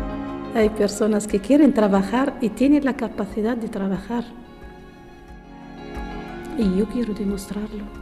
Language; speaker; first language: Spanish; non-native, fluent; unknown